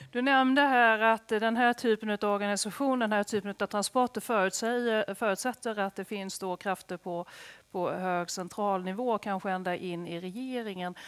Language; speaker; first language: Swedish; native; Swedish